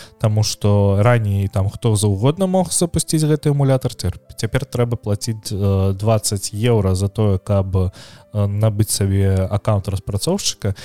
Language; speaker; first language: Belarusian; non-native, local second language; Russian